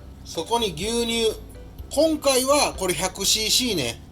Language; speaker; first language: Japanese; native; Japanese